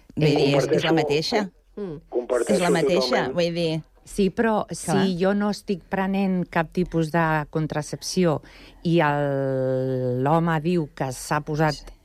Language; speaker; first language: Catalan; non-native, local second language; Spanish